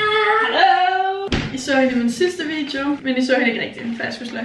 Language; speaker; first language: Danish; native; Danish